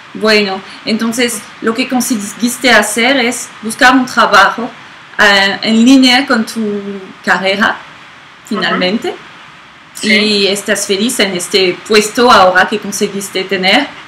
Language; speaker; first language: Spanish; non-native, fluent; French